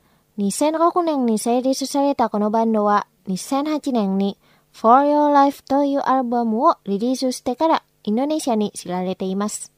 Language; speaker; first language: Japanese; non-native, fluent; Indonesian